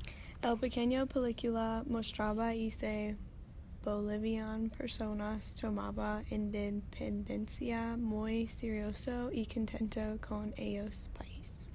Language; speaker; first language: Spanish; non-native, learner; English